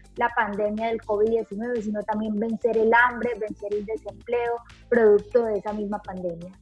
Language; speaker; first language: Spanish; native; Spanish